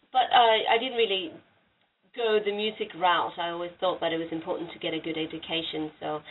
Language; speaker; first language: English; non-native, fluent; Norwegian